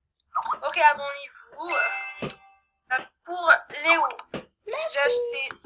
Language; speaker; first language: French; native; French